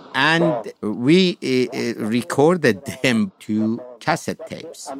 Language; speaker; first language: English; non-native, fluent; Persian